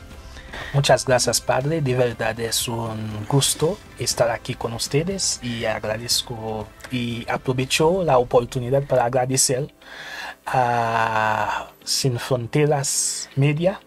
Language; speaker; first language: Spanish; non-native, fluent; Haitian Creole